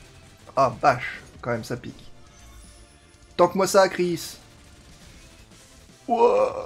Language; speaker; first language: French; native; French